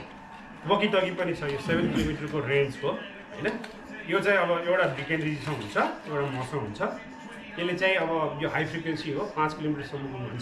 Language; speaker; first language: Nepali; native; Nepali